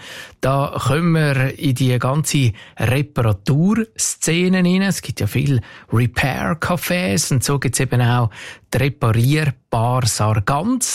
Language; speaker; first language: German; native; German